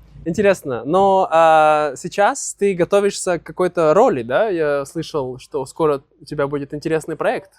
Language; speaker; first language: Russian; native; Russian